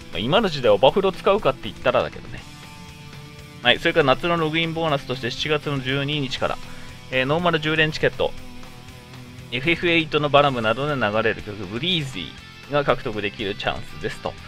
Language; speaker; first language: Japanese; native; Japanese